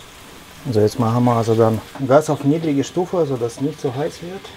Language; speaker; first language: German; non-native, fluent; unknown